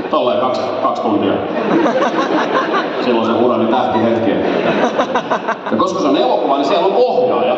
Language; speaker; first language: Finnish; native; Finnish